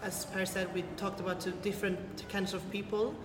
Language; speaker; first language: English; non-native, fluent; Swedish